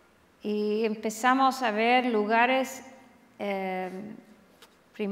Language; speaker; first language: Spanish; non-native, fluent; English